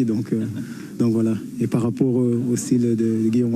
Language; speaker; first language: French; native; French